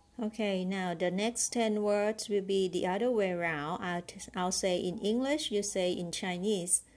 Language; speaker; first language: English; non-native, fluent; Chinese